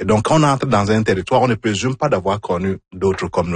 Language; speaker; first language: French; non-native, fluent; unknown